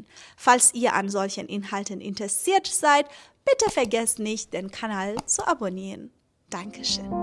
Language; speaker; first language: German; non-native, fluent; Persian